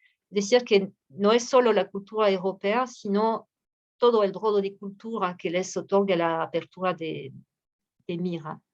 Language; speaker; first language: Spanish; non-native, fluent; French